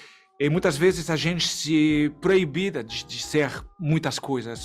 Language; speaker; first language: Portuguese; non-native, fluent; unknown